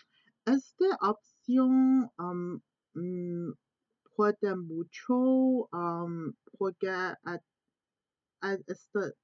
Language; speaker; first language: Spanish; non-native, learner; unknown